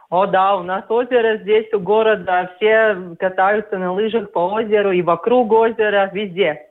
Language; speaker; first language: Russian; non-native, local second language; Latvian